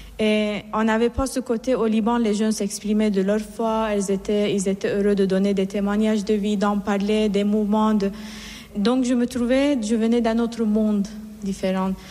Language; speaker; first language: French; non-native, learner; Persian